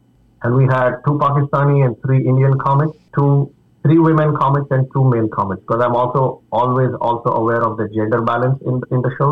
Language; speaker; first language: English; non-native, local second language; Marathi